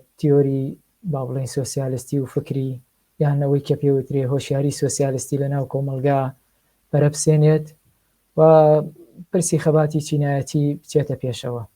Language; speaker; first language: Central Kurdish; native; Central Kurdish